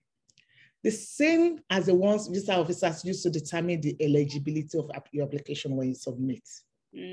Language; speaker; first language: English; non-native, local second language; Yoruba